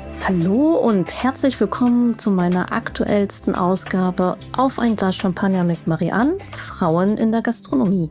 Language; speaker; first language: German; native; German